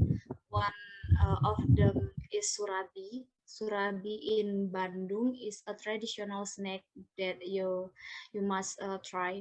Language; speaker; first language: English; non-native, learner; Indonesian